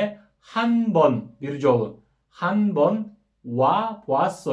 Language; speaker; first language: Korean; non-native, fluent; Kyrgyz